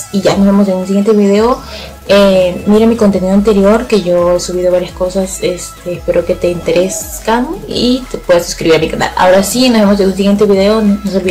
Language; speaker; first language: Spanish; native; Spanish